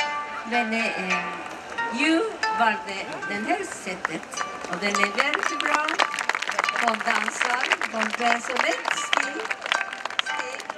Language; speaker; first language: Swedish; non-native, learner; Japanese